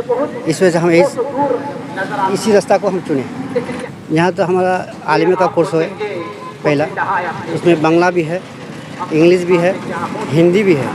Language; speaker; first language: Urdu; non-native, local second language; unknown